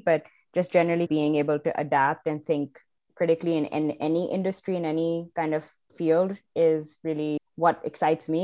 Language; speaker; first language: English; non-native, local second language; Urdu